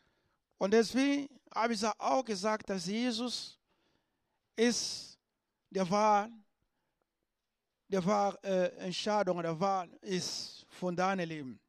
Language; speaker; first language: German; non-native, learner; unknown